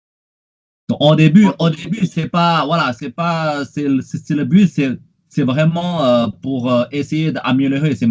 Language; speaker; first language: French; non-native, fluent; Chinese